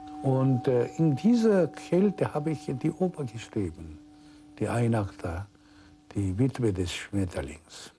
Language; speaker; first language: German; non-native, fluent; Korean